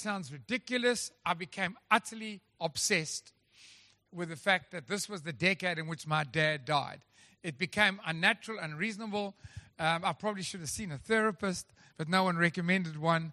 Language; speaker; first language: English; native; English